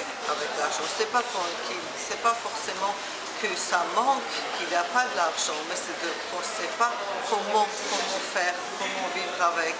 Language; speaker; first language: French; non-native, fluent; Georgian